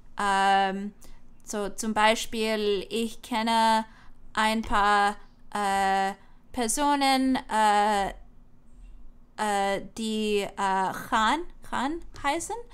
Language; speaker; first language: German; non-native, learner; English